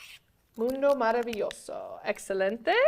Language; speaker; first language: Spanish; non-native, fluent; English